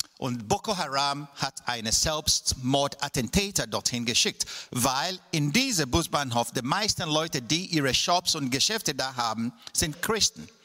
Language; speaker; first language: German; non-native, fluent; Igbo